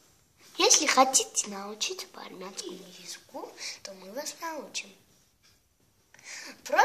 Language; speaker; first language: Russian; non-native, learner; Armenian